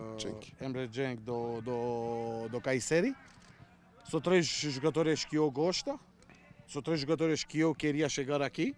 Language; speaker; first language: Portuguese; non-native, learner; Romanian